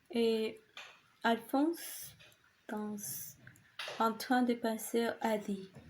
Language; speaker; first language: French; non-native, learner; Spanish